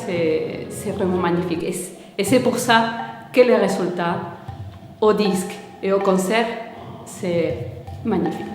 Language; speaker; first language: French; non-native, fluent; Spanish